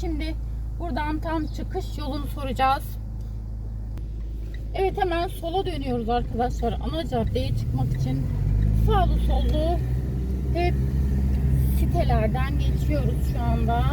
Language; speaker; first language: Turkish; native; Turkish